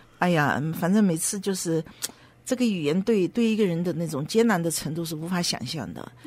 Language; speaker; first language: Chinese; native; Chinese